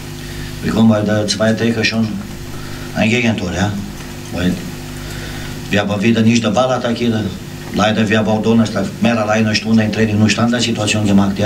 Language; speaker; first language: German; non-native, learner; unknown